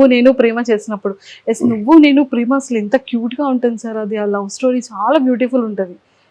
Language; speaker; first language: Telugu; native; Telugu